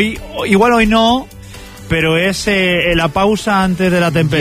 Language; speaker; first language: Spanish; native; Spanish